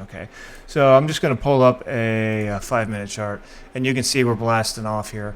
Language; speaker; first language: English; native; English